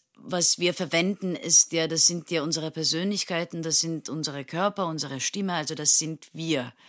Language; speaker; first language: German; non-native, fluent; Turkish